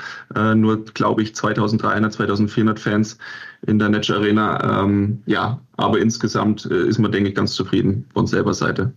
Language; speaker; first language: German; native; German